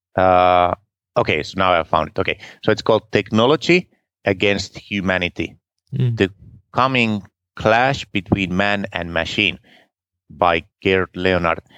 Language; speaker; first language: English; non-native, fluent; Finnish